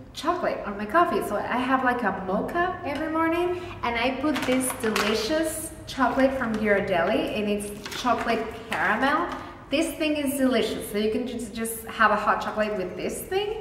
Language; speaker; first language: English; non-native, fluent; Spanish